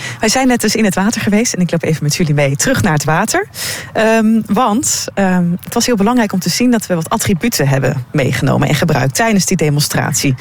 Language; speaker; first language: Dutch; native; Dutch